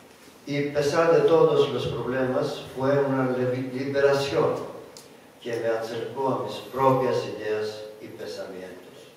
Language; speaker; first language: Spanish; non-native, learner; Greek